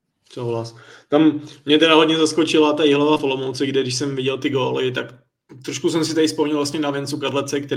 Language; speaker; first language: Czech; native; Czech